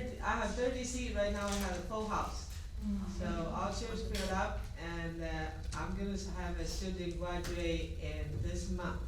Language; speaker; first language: English; non-native, learner; Chinese